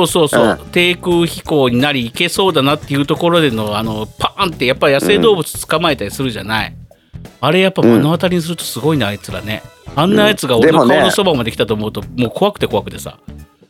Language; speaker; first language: Japanese; native; Japanese